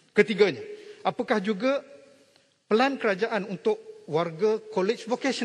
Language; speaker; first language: Malay; native; Malay